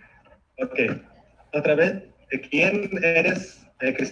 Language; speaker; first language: Spanish; non-native, fluent; Arabic